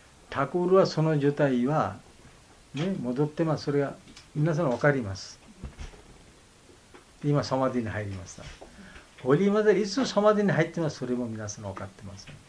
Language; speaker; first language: Japanese; non-native, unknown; Bangla